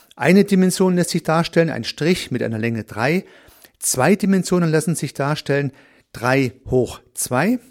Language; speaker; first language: German; native; German